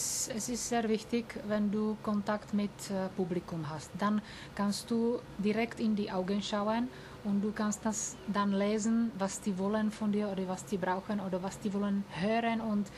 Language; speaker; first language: German; non-native, learner; Czech